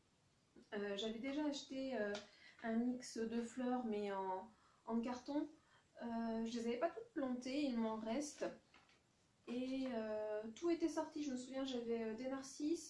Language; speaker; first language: French; native; French